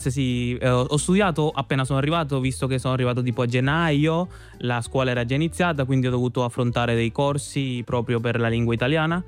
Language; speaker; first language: Italian; non-native, fluent; Spanish